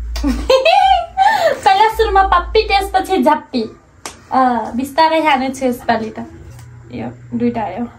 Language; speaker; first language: Nepali; non-native, local second language; Dangaura Tharu